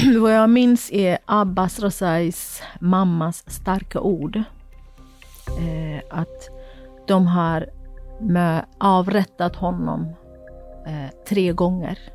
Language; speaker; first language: Swedish; non-native, fluent; Kurdish